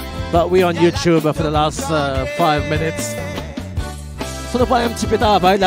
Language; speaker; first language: English; non-native, local second language; Seselwa Creole French